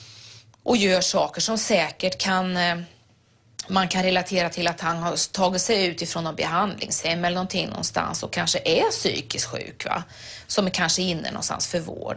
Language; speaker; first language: Swedish; native; Swedish